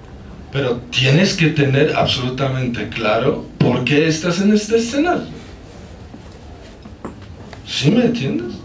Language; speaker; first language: Spanish; non-native, fluent; Polish